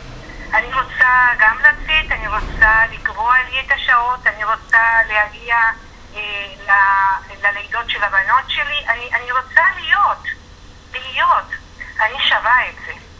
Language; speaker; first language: Hebrew; non-native, fluent; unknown